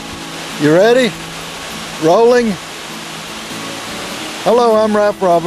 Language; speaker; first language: English; native; English